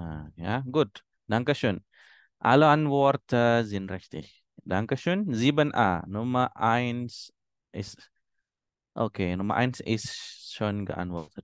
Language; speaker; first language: German; non-native, fluent; Indonesian